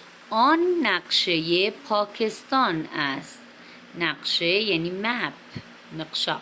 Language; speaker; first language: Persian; non-native, fluent; Urdu